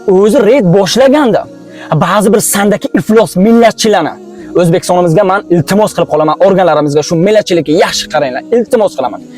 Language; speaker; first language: Uzbek; native; Uzbek